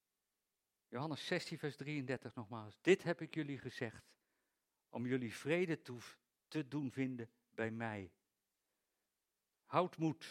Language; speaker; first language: Dutch; native; Dutch